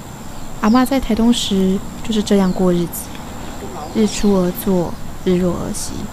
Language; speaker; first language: Chinese; native; Chinese